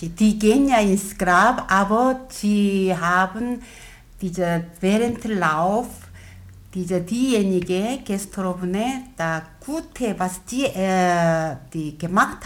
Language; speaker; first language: German; non-native, learner; Korean